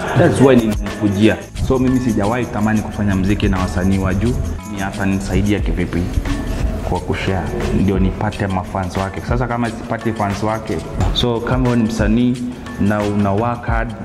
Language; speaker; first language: Swahili; non-native, local second language; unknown